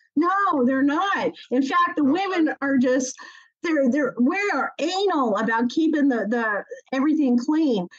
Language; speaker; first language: English; native; English